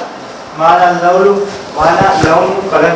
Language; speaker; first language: Arabic; non-native, learner; Urdu